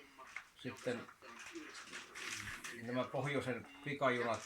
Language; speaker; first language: Finnish; native; Finnish